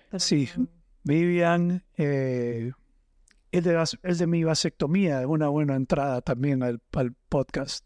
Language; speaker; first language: Spanish; native; Spanish